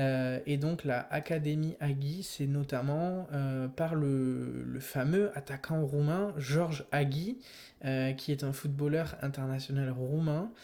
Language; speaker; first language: French; native; French